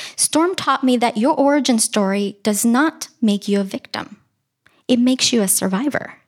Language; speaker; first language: English; early bilingual, other home language; Russian